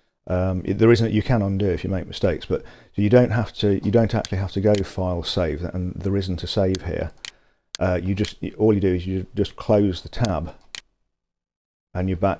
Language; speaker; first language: English; native; English